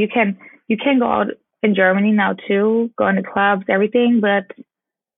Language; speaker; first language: English; non-native, fluent; German